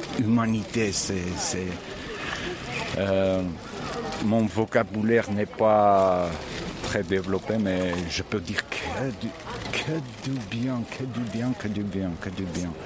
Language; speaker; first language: French; non-native, learner; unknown